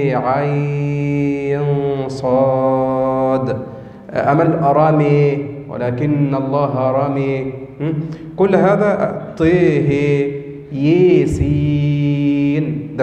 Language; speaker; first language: Arabic; native; Arabic